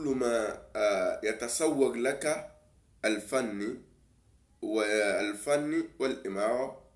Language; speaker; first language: Arabic; non-native, learner; Yoruba